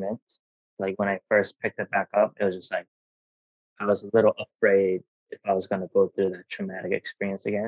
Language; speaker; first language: English; non-native, fluent; Korean